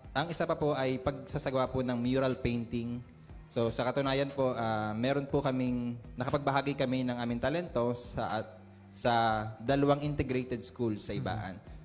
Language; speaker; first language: Filipino; native; Filipino